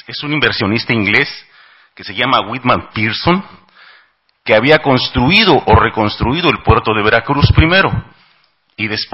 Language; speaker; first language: Spanish; native; Spanish